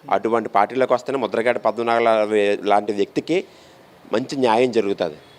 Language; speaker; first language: Telugu; native; Telugu